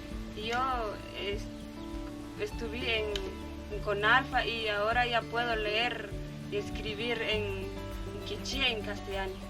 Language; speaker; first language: Spanish; non-native, local second language; Kʼicheʼ